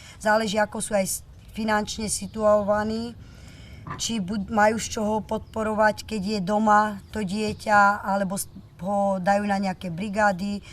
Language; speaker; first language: Slovak; non-native, local second language; Romany